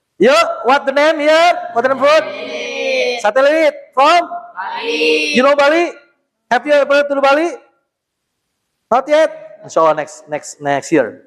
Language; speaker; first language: English; non-native, learner; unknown